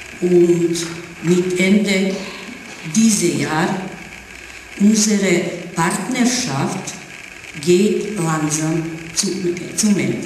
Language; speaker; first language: German; non-native, learner; Serbian